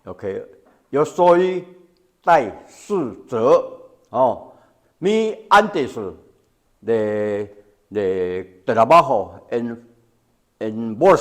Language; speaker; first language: Spanish; non-native, learner; Chinese